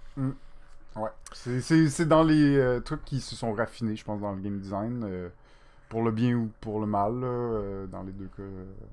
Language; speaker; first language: French; native; French